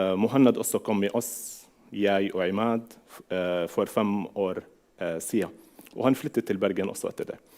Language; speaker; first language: Norwegian; non-native, fluent; Arabic